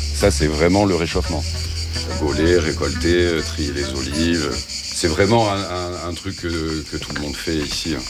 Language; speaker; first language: French; native; French